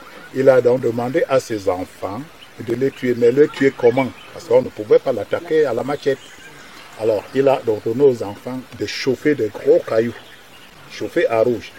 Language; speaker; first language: French; non-native, local second language; Basaa